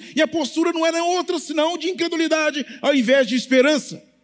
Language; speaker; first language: Portuguese; native; Portuguese